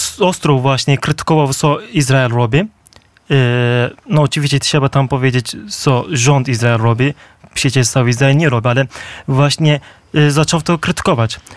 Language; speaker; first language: Polish; non-native, fluent; Turkish